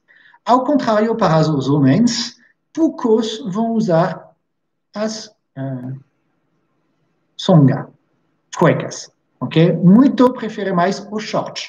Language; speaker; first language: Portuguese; non-native, fluent; French